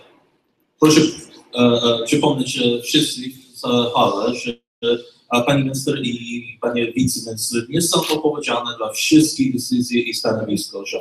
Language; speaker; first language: Polish; non-native, learner; English